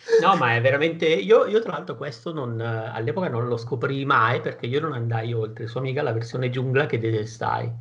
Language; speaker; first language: Italian; native; Italian